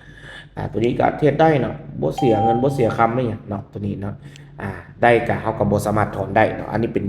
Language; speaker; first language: Thai; non-native, local second language; Northeastern Thai